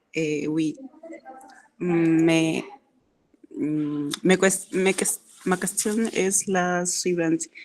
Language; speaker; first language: French; non-native, fluent; Spanish